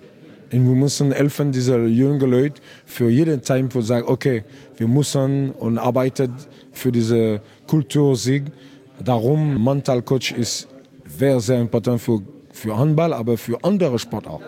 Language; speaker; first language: German; non-native, learner; French